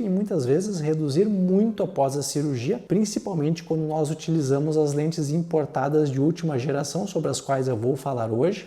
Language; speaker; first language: Portuguese; native; Portuguese